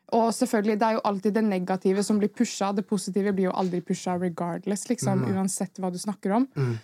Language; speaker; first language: Norwegian; native; Norwegian